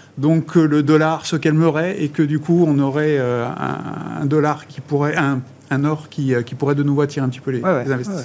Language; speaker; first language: French; native; French